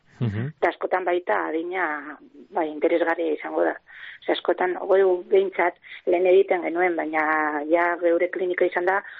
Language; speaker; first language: Basque; native; Basque